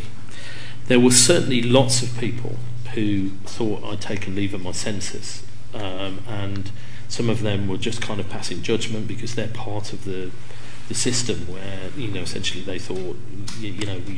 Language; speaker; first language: English; native; English